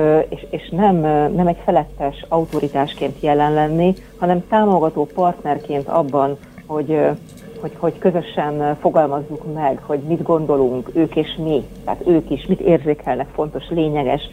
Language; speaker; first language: Hungarian; native; Hungarian